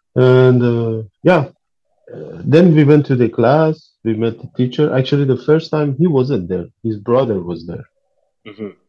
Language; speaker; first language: English; non-native, fluent; Persian